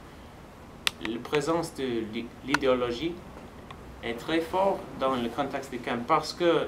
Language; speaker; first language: French; non-native, fluent; Spanish